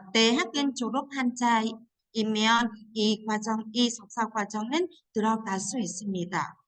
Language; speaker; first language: Korean; non-native, fluent; Vietnamese